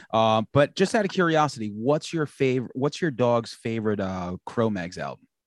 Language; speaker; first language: English; native; English